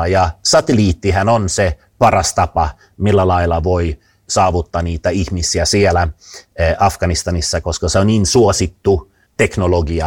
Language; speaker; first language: Finnish; non-native, fluent; Swedish